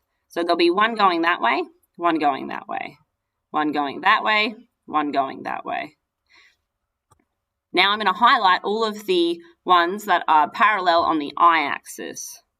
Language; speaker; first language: English; native; English